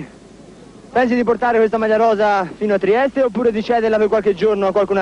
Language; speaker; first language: Italian; native; Italian